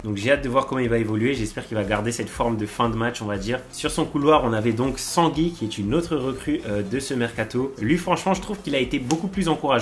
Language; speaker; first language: French; native; French